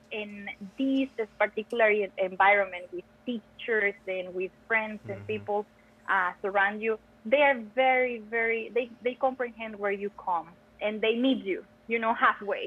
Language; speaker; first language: English; non-native, fluent; Spanish